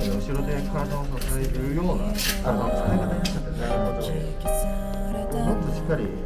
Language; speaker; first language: Japanese; native; Japanese